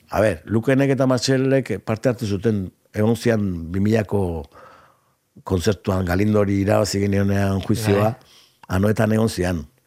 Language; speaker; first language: Basque; native; Basque